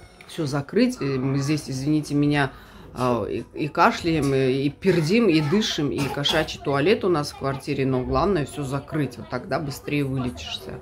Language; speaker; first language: Russian; native; Russian